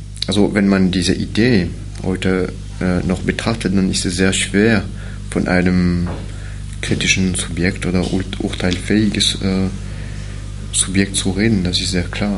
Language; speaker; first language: German; non-native, fluent; French